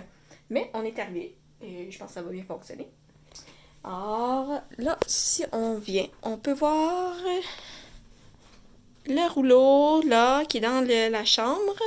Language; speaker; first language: French; native; French